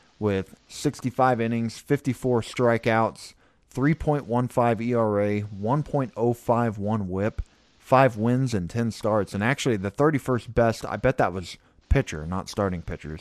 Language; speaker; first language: English; native; English